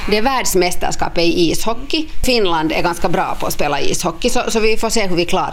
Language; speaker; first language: Swedish; native; Swedish